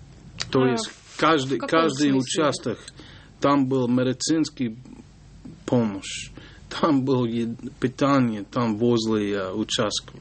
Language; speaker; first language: Russian; non-native, learner; English